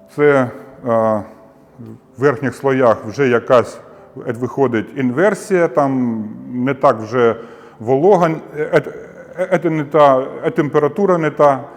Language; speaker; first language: Ukrainian; non-native, local second language; Russian